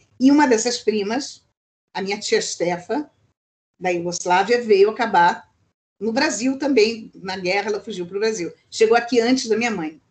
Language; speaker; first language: Portuguese; native; Portuguese